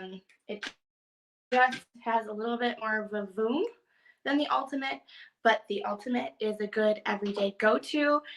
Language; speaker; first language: English; native; English